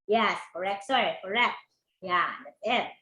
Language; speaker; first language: English; non-native, local second language; Cebuano